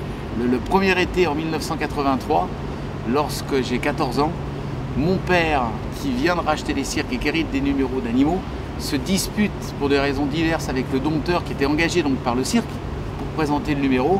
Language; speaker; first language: French; native; French